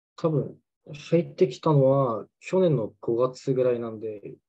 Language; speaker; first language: Japanese; non-native, fluent; Korean